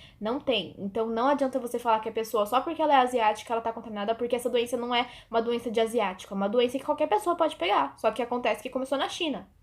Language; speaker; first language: Portuguese; native; Portuguese